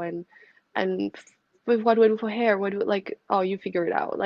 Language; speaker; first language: English; non-native, fluent; French